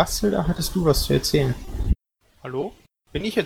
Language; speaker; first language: German; native; German